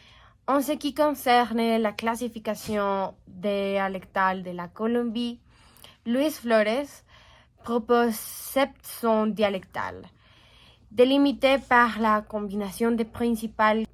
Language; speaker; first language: French; non-native, learner; Spanish